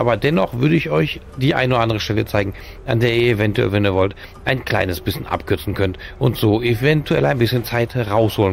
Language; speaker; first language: German; native; German